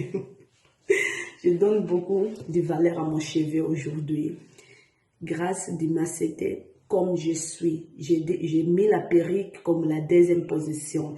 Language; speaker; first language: French; non-native, learner; Portuguese